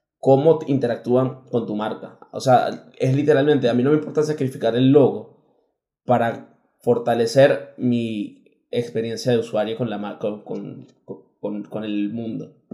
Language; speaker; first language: Spanish; native; Spanish